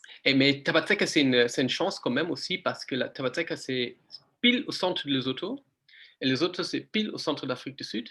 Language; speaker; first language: French; non-native, fluent; English